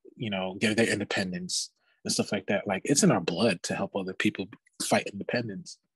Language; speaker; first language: English; native; English